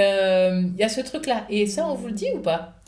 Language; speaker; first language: French; native; French